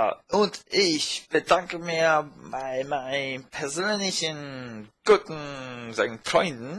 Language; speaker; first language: German; non-native, fluent; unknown